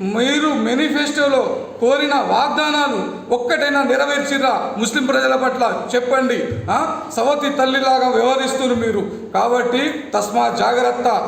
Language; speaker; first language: Telugu; non-native, local second language; Urdu